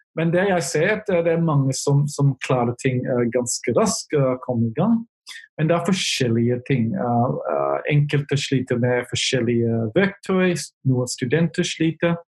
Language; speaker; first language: Norwegian; non-native, fluent; English